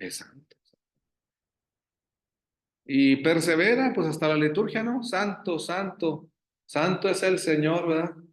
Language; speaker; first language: Spanish; native; Spanish